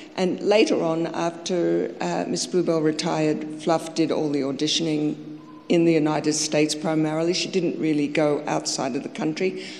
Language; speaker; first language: English; native; English